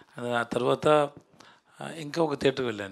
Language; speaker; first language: Telugu; non-native, learner; Tamil